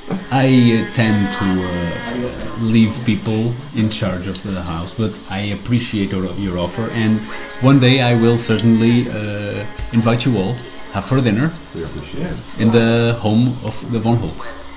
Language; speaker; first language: English; non-native, fluent; Portuguese